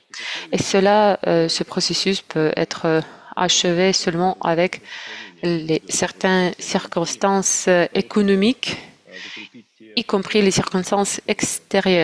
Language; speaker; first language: French; non-native, fluent; Russian